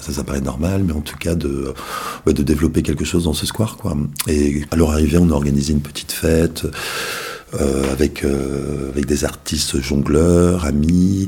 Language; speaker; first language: French; native; French